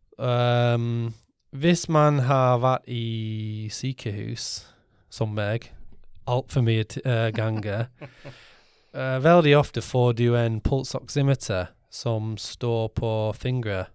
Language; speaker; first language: Norwegian; non-native, learner; English